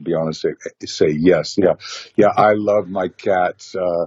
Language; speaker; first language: English; native; English